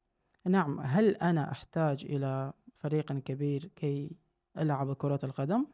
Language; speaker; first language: Arabic; non-native, fluent; Uzbek